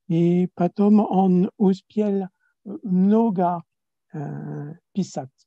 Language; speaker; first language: Russian; non-native, learner; French